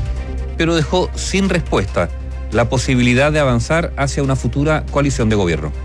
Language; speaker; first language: Spanish; native; Spanish